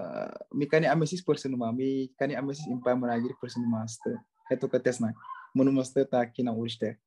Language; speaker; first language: Armenian; non-native, learner; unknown